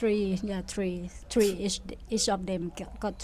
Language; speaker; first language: English; non-native, fluent; Thai